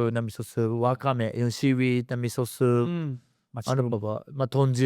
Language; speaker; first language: Filipino; non-native, learner; Japanese